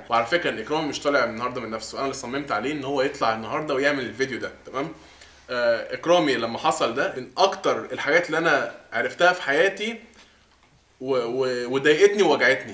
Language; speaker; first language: Arabic; native; Arabic